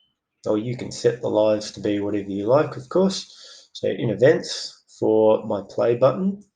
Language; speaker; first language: English; native; English